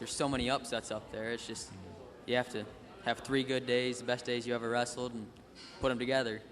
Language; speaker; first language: English; native; English